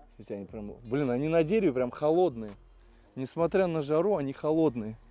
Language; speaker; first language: Russian; native; Russian